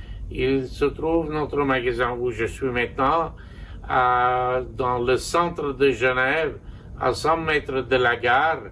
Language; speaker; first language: French; non-native, local second language; Armenian